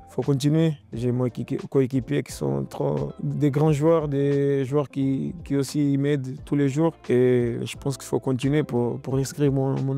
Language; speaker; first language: French; non-native, learner; Portuguese